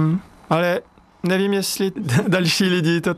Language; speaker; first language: Czech; non-native, fluent; French